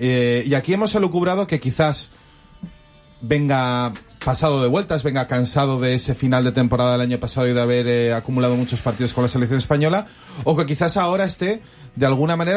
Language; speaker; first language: Spanish; native; Spanish